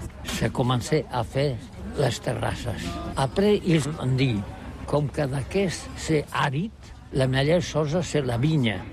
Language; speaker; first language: French; non-native, learner; Catalan